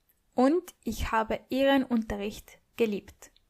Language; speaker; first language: German; non-native, fluent; English